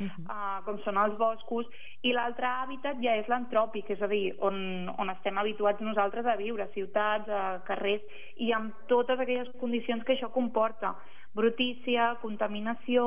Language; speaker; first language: Catalan; native; Catalan